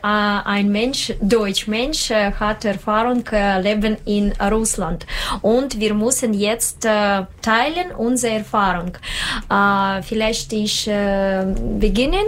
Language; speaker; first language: German; non-native, learner; Russian